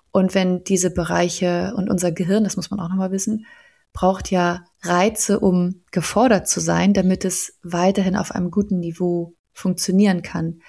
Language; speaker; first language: German; native; German